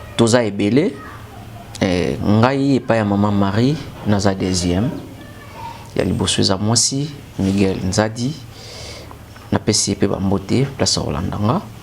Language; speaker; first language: Lingala; native; Lingala